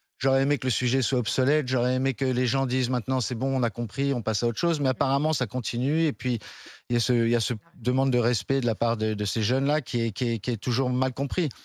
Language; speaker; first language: French; native; French